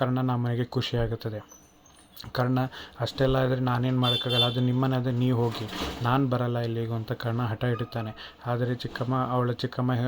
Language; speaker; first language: Kannada; native; Kannada